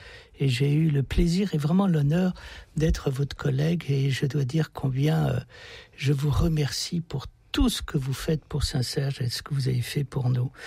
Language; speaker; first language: French; native; French